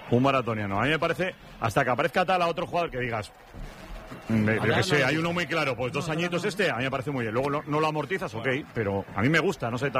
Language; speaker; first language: Spanish; native; Spanish